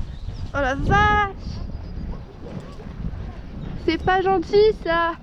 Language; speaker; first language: French; native; French